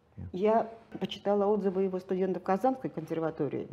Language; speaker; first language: Russian; native; Russian